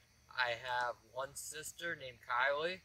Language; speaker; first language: English; native; English